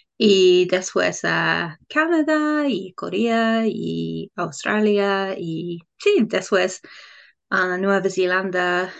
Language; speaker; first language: Spanish; non-native, learner; English